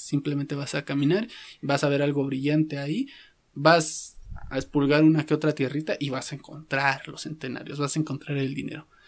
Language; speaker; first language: Spanish; native; Spanish